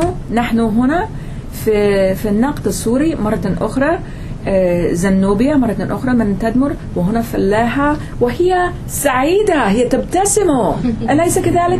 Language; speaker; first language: Arabic; non-native, fluent; English